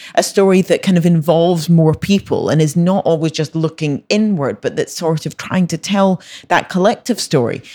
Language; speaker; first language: English; native; English